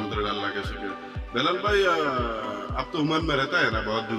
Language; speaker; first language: Hindi; non-native, fluent; Bangla